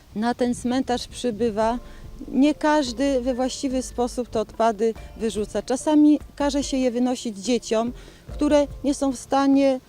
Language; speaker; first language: Polish; native; Polish